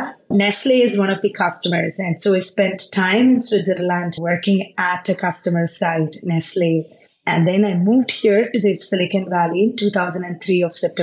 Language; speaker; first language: English; non-native, local second language; Tamil